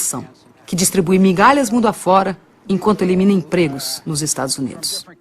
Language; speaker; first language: Portuguese; native; Portuguese